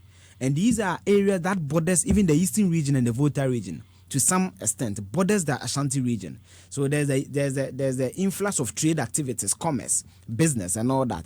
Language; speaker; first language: English; non-native, local second language; Akan